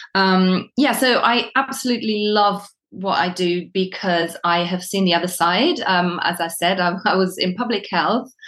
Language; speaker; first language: English; non-native, fluent; German